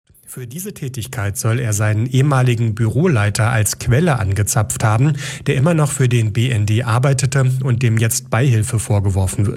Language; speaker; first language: German; native; German